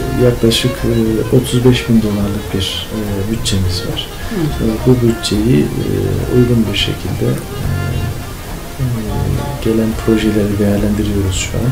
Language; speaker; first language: Turkish; native; Turkish